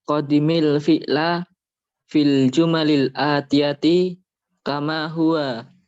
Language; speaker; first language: Arabic; non-native, learner; Indonesian